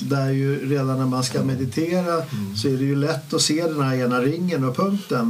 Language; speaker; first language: Swedish; native; Swedish